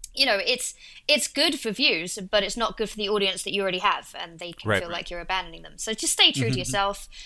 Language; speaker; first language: English; native; English